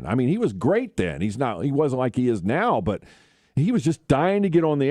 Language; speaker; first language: English; native; English